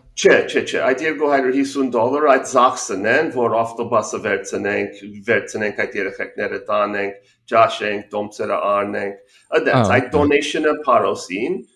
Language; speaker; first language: Armenian; early bilingual, heritage; Armenian